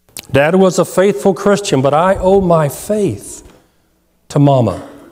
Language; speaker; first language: English; native; English